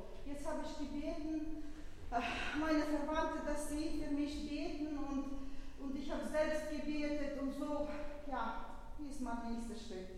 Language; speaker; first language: German; non-native, fluent; Russian